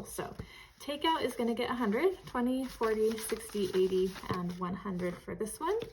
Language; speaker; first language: English; native; English